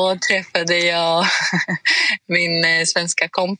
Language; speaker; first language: Swedish; non-native, fluent; Greek